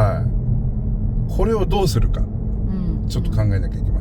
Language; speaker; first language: Japanese; native; Japanese